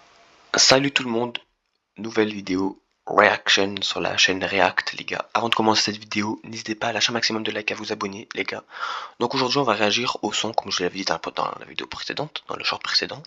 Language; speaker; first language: French; native; French